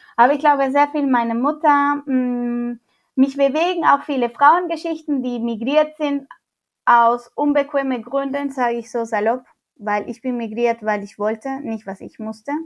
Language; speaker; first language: German; non-native, fluent; Spanish